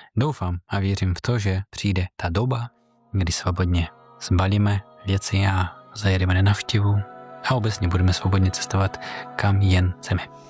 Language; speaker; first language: Czech; non-native, fluent; Russian